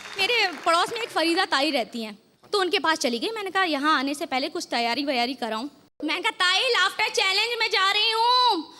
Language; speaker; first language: Hindi; native; Hindi